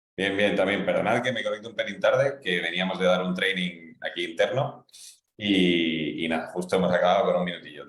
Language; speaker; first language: Spanish; native; Spanish